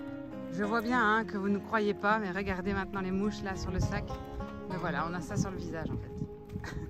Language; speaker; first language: French; native; French